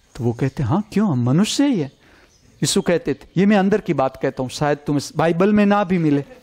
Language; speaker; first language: Hindi; non-native, local second language; Gujarati